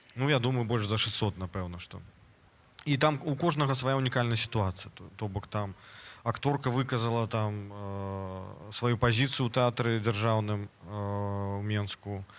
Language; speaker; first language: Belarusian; non-native, local second language; Russian